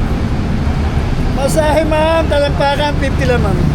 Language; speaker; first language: Filipino; native; Filipino